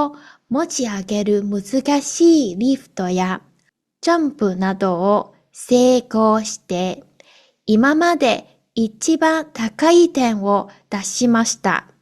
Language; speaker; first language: Japanese; non-native, fluent; Cantonese